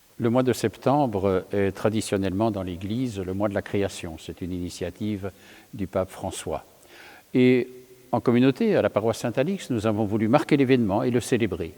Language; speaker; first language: French; native; French